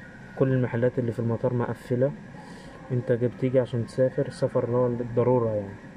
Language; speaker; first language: Arabic; native; Arabic